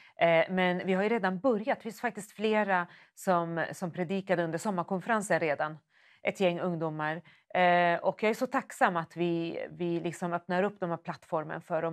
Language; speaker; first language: Swedish; native; Swedish